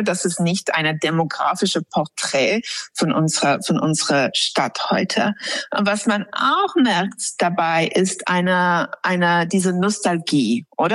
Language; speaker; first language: German; non-native, fluent; English